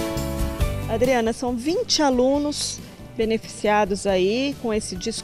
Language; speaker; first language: Portuguese; native; Portuguese